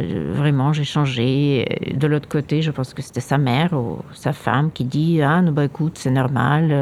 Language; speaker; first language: French; non-native, fluent; Ukrainian